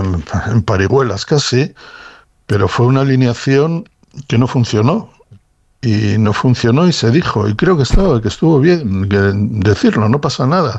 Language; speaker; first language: Spanish; native; Spanish